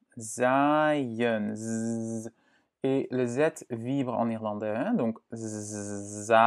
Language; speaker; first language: French; non-native, fluent; Dutch